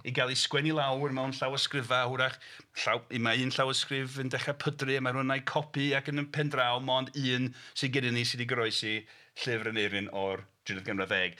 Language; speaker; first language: Welsh; non-native, fluent; English